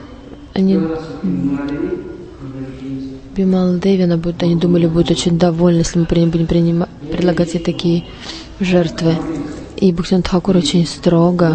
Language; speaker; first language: Russian; non-native, learner; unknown